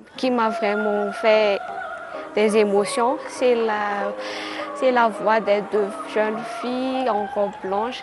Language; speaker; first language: French; non-native, local second language; Malagasy